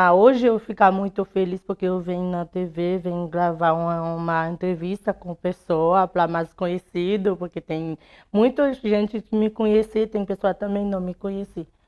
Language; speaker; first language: Portuguese; non-native, learner; Haitian Creole